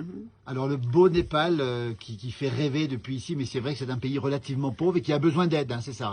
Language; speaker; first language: French; native; French